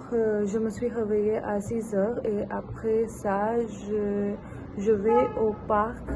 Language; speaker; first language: French; non-native, learner; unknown